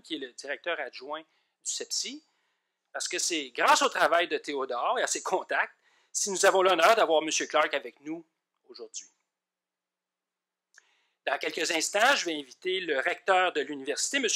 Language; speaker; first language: French; native; French